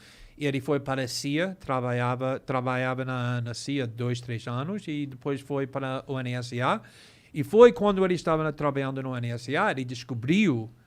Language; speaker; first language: Portuguese; non-native, fluent; English